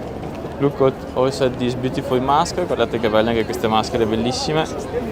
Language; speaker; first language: Italian; native; Italian